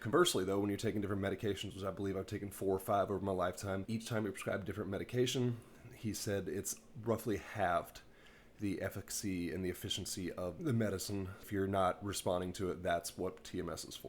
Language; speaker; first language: English; native; English